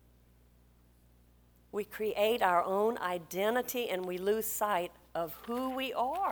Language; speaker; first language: English; native; English